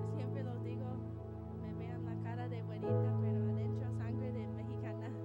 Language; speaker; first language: Spanish; non-native, fluent; English